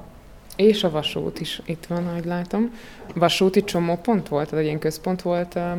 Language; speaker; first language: Hungarian; native; Hungarian